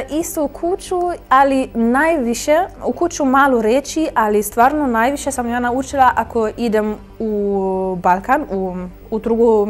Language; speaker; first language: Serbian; early bilingual, heritage; German